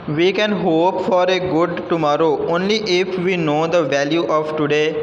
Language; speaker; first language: English; non-native, local second language; Punjabi